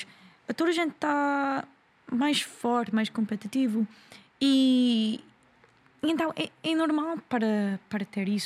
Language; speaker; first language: Portuguese; non-native, learner; English